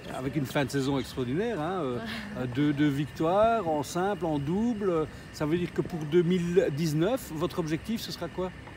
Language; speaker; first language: French; native; French